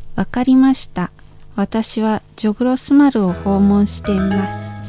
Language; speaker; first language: Japanese; non-native, learner; Indonesian